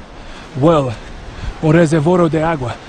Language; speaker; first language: Spanish; non-native, learner; English